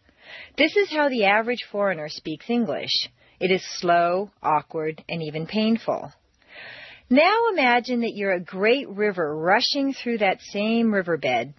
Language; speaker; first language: English; native; English